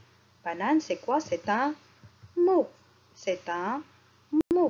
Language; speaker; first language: French; non-native, local second language; Arabic